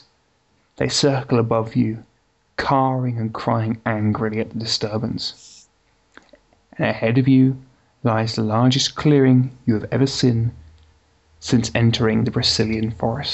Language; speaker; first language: English; native; English